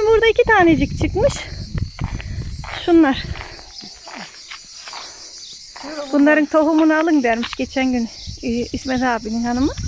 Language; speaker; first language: Turkish; native; Turkish